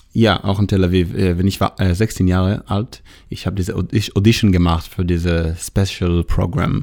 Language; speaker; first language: German; non-native, learner; Hebrew